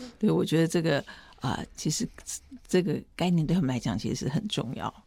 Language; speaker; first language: Chinese; native; Chinese